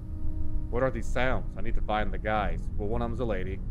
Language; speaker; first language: English; native; English